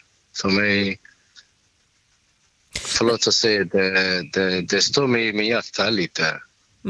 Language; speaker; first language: Swedish; non-native, learner; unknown